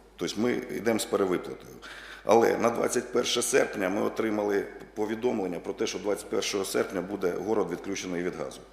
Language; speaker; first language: Ukrainian; native; Ukrainian